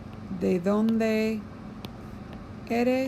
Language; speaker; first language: Spanish; non-native, fluent; English